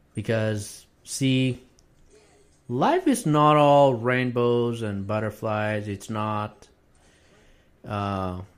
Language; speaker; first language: English; non-native, fluent; Arabic